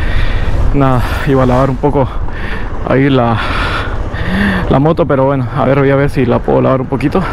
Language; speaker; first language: Spanish; native; Spanish